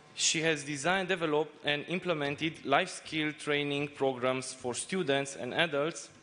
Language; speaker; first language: English; non-native, fluent; Romanian